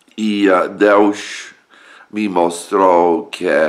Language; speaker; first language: Portuguese; non-native, learner; English